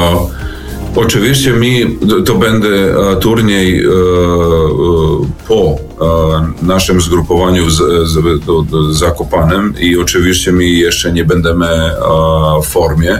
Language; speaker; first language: Polish; non-native, learner; Serbian